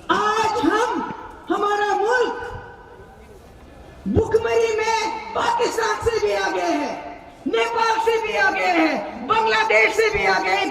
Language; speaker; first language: Urdu; non-native, local second language; Kashmiri